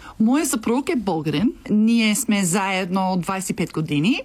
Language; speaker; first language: Bulgarian; non-native, learner; English